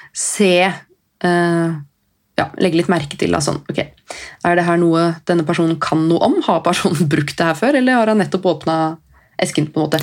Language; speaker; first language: Norwegian; native; Norwegian